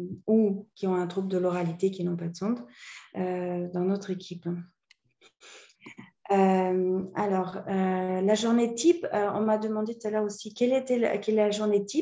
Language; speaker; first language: French; native; French